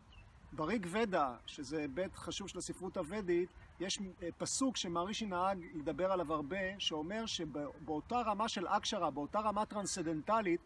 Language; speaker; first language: Hebrew; native; Hebrew